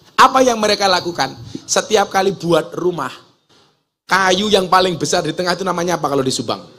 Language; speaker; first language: Indonesian; native; Indonesian